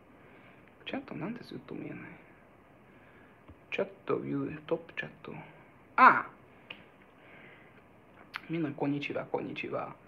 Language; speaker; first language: Japanese; non-native, fluent; Hungarian